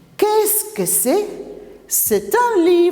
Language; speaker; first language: French; non-native, fluent; Maltese